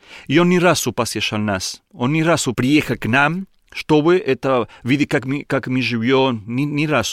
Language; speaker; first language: Russian; non-native, learner; Spanish